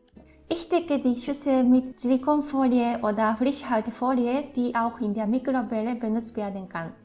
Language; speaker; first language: German; non-native, fluent; Japanese